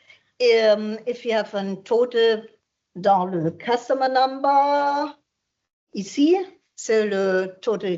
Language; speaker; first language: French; non-native, fluent; German